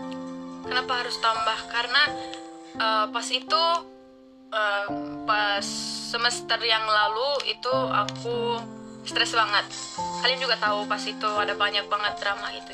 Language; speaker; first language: Indonesian; non-native, fluent; Turkish